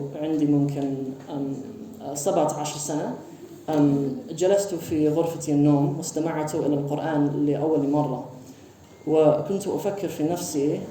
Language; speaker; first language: Arabic; non-native, fluent; English